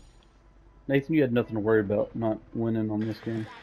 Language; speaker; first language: English; native; English